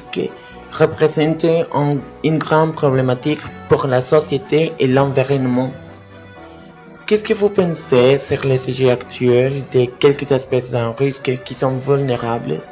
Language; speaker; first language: French; non-native, learner; Spanish